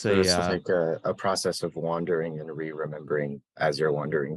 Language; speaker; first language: English; native; English